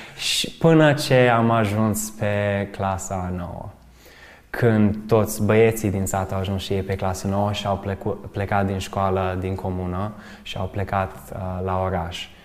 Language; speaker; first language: Romanian; early bilingual, other home language; English